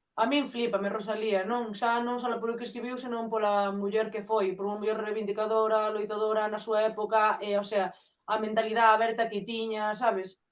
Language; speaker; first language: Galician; native; Galician